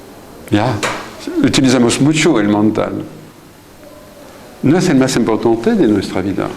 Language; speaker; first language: Spanish; non-native, fluent; French